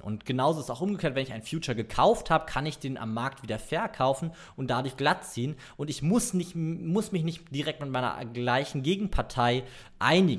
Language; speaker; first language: German; native; German